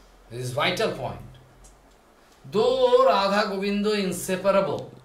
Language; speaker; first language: English; non-native, local second language; Bangla